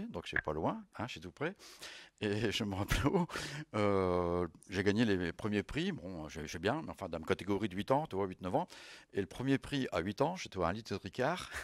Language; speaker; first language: French; native; French